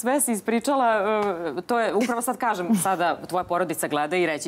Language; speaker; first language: Serbian; native; Serbian